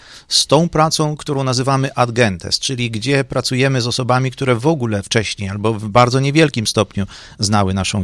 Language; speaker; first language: Polish; native; Polish